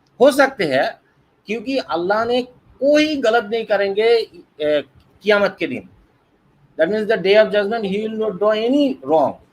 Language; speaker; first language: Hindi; non-native, learner; Bangla